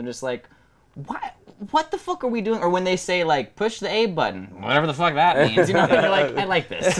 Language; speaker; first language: English; native; English